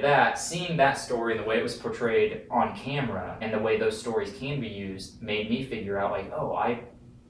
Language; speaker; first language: English; native; English